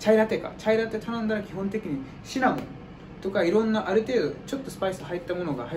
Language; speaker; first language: Japanese; non-native, fluent; English